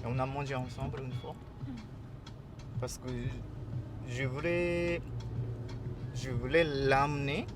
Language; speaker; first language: French; non-native, learner; Japanese